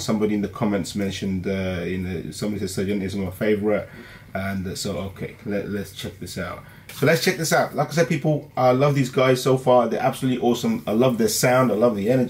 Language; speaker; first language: English; early bilingual, other home language; Urdu